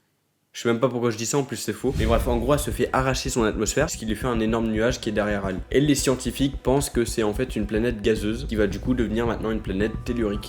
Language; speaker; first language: French; native; French